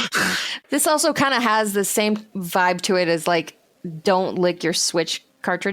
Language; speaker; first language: English; native; English